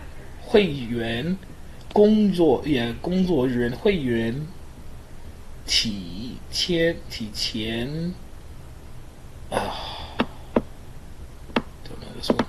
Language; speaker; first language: Chinese; non-native, learner; English